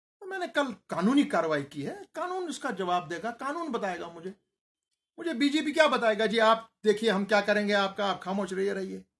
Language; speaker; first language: Hindi; non-native, local second language; Kashmiri